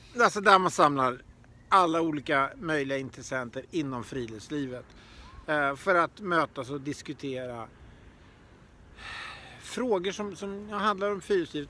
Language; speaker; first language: Swedish; native; Swedish